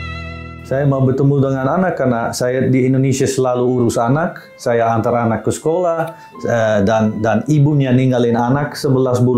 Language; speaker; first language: Indonesian; non-native, learner; Dutch